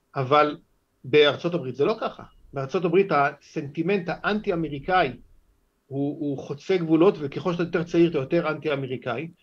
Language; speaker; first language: Hebrew; native; Hebrew